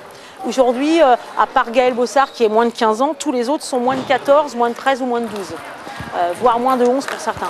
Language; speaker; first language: French; native; French